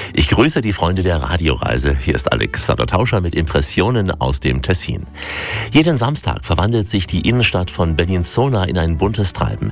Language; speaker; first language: German; native; German